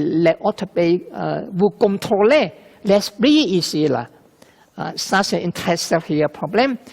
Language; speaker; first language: French; non-native, fluent; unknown